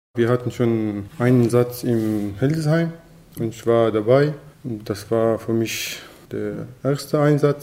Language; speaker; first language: German; non-native, fluent; Arabic